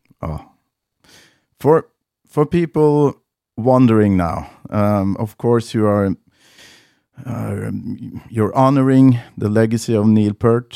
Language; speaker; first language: English; non-native, fluent; Norwegian